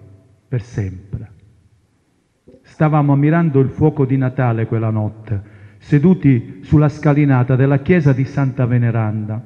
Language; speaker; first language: Italian; non-native, local second language; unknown